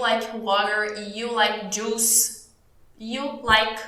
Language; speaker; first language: English; non-native, fluent; Portuguese